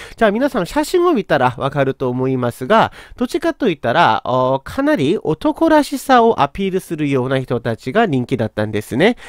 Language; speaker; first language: Japanese; non-native, fluent; Korean